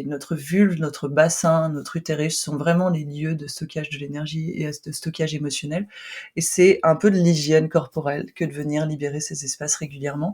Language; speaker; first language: French; native; French